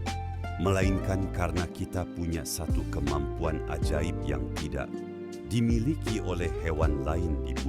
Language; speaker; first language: Indonesian; native; Indonesian